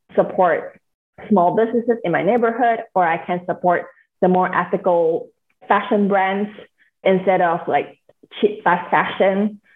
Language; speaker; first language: English; native; English